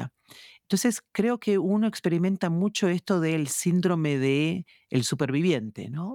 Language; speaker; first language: Spanish; native; Spanish